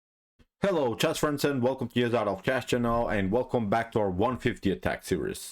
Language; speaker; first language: English; non-native, fluent; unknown